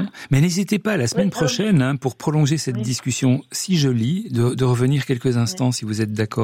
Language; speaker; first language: French; native; French